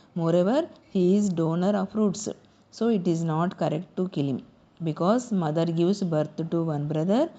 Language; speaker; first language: English; non-native, local second language; Telugu